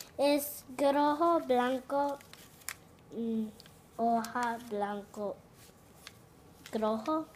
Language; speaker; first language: Spanish; early bilingual, heritage; Spanish